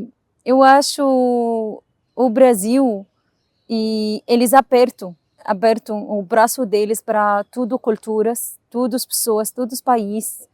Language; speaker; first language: Portuguese; non-native, learner; Arabic